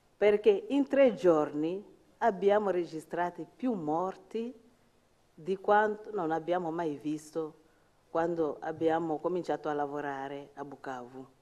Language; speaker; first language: Italian; non-native, fluent; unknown